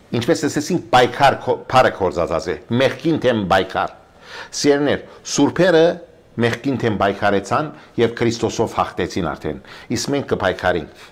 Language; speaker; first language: Armenian; early bilingual, heritage; Armenian